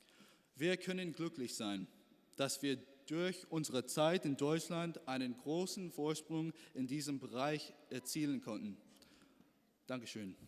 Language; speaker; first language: German; non-native, learner; English